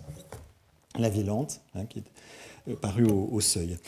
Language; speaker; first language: French; native; French